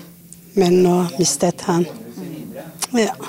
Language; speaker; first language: Norwegian; non-native, learner; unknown